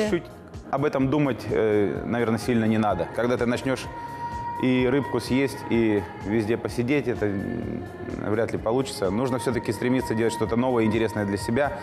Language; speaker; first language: Russian; native; Russian